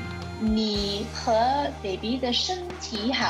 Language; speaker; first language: Chinese; non-native, learner; English